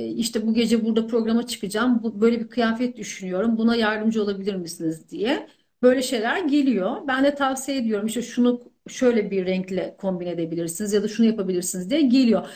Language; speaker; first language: Turkish; native; Turkish